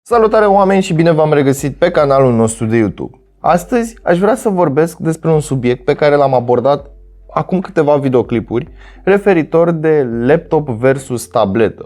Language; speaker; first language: Romanian; native; Romanian